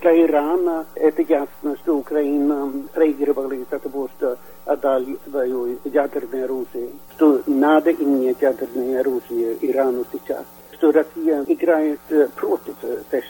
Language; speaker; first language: Russian; non-native, fluent; Swedish